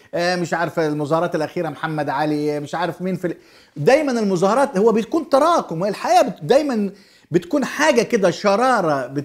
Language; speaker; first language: Arabic; native; Arabic